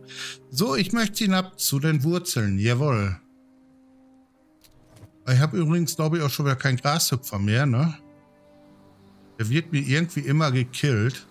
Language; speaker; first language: German; native; German